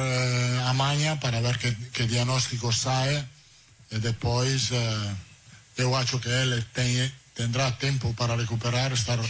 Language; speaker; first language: Portuguese; non-native, fluent; Italian